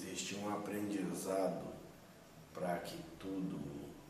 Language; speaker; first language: Portuguese; native; Portuguese